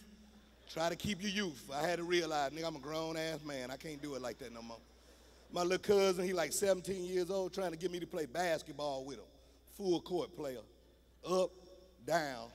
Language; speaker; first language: English; native; English